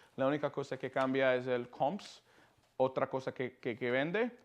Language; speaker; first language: Spanish; non-native, learner; English